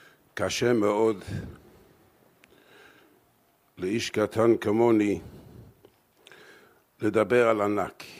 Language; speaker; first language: Hebrew; non-native, fluent; English